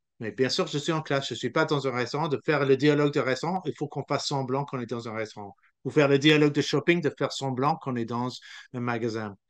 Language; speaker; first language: French; non-native, local second language; English